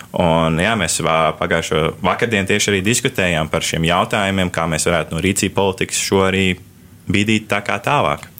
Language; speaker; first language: Latvian; early bilingual, heritage; Latvian